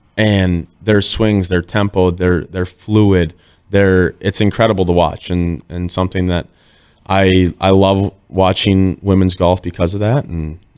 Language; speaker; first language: English; native; English